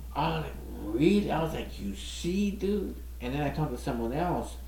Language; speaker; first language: English; native; English